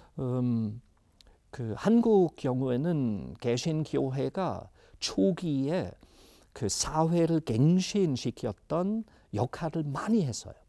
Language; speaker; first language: Korean; non-native, fluent; German